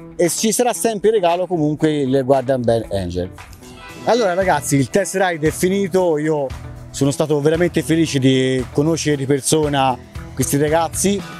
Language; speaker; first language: Italian; native; Italian